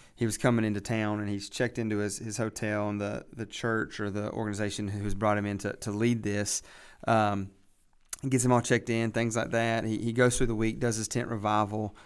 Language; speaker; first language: English; native; English